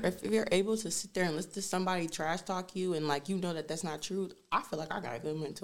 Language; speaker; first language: English; native; English